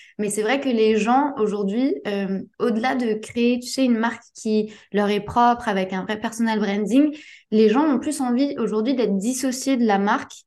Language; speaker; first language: French; native; French